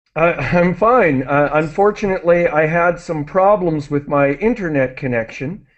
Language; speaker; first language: English; native; English